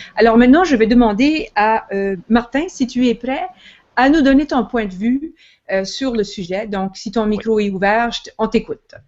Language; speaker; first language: French; native; French